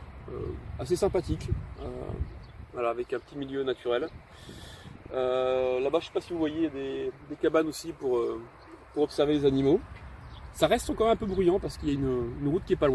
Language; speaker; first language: French; native; French